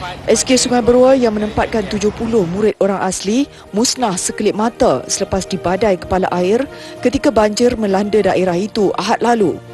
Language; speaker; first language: Malay; native; Malay